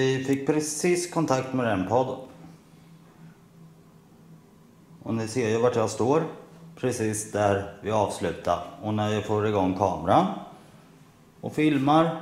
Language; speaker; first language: Swedish; native; Swedish